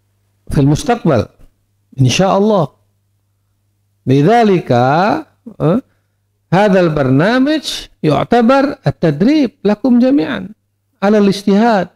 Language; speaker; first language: Arabic; non-native, fluent; Indonesian